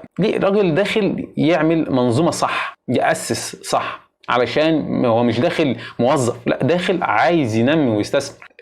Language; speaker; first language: Arabic; native; Arabic